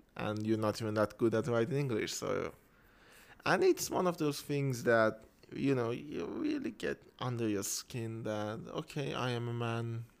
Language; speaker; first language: English; non-native, fluent; Persian